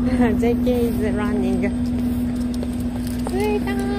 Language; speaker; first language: English; non-native, learner; Japanese